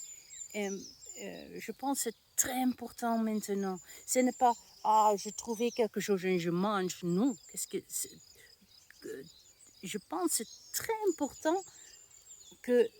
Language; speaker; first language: French; non-native, learner; Dutch